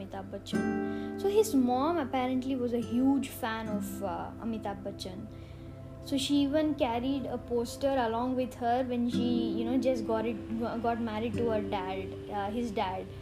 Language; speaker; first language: English; non-native, local second language; Tamil